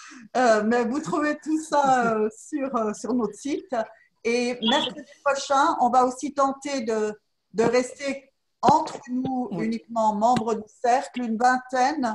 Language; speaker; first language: French; native; French